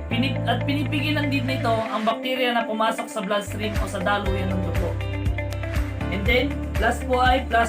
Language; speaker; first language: Filipino; native; Filipino